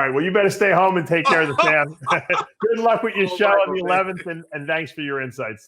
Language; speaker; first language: English; native; English